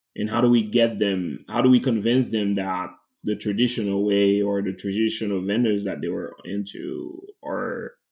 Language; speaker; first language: English; non-native, fluent; French